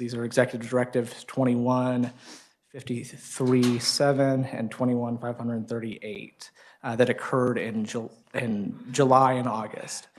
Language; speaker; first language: English; native; English